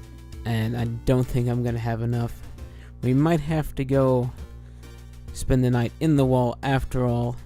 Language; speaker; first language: English; native; English